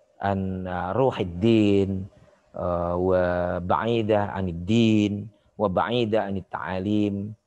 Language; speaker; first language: Arabic; non-native, fluent; Indonesian